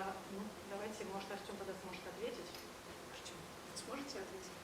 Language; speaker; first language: Russian; native; Russian